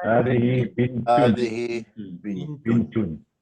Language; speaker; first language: Arabic; non-native, learner; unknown